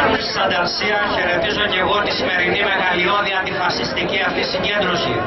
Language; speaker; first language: Greek; non-native, fluent; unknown